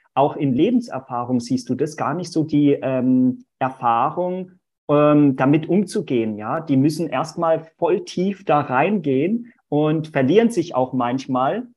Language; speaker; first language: German; early bilingual, other home language; Portuguese